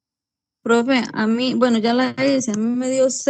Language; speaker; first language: Spanish; native; Spanish